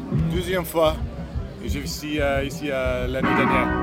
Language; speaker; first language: French; non-native, learner; English